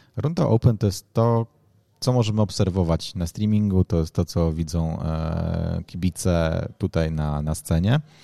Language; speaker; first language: Polish; native; Polish